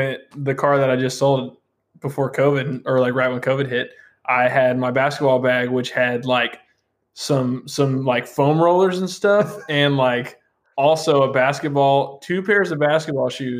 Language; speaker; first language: English; native; English